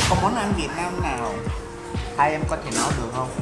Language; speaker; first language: Vietnamese; non-native, fluent; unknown